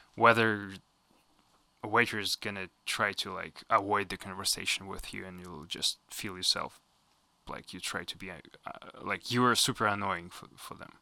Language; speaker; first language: English; non-native, fluent; Russian